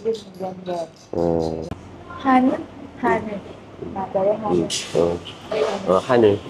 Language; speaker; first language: Korean; non-native, learner; Thai